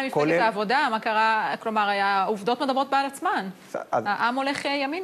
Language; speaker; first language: Hebrew; native; Hebrew